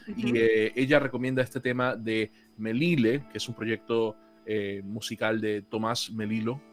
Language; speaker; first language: Spanish; native; Spanish